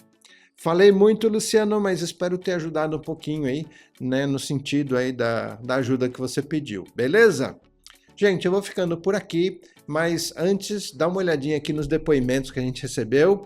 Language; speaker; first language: Portuguese; native; Portuguese